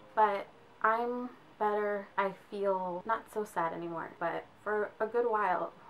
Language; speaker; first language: English; native; English